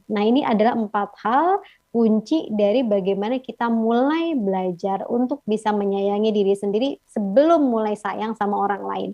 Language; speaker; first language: Indonesian; native; Indonesian